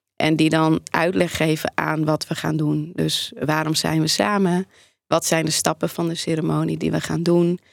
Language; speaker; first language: Dutch; native; Dutch